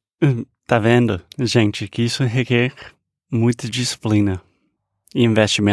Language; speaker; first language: Portuguese; non-native, fluent; English